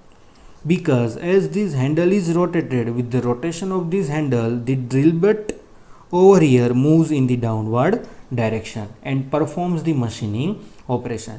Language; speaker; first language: English; non-native, local second language; Gujarati